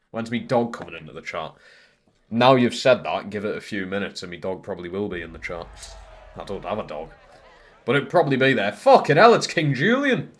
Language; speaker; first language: English; native; English